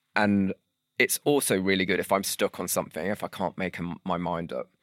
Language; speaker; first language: English; native; English